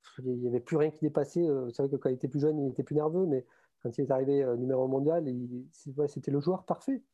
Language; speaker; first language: French; native; French